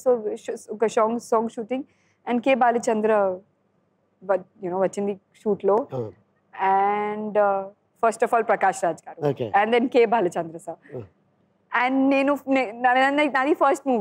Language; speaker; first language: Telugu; non-native, learner; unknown